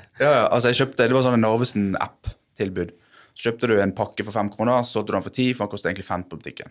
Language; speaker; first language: Norwegian; native; Norwegian